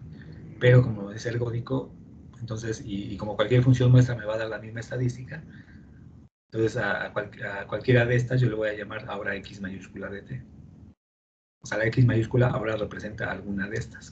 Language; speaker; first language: Spanish; native; Spanish